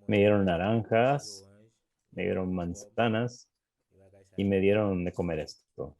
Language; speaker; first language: Spanish; non-native, fluent; English